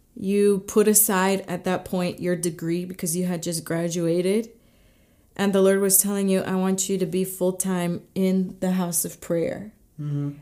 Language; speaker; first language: English; native; English